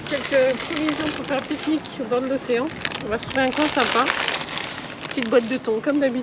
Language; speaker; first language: French; native; French